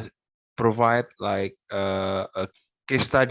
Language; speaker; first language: English; non-native, local second language; Indonesian